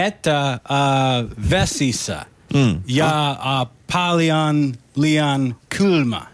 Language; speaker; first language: Finnish; non-native, learner; English